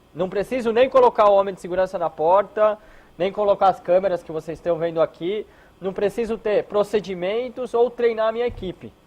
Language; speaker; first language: Portuguese; early bilingual, heritage; Hebrew